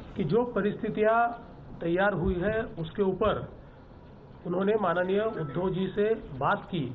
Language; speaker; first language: Hindi; non-native, local second language; Marathi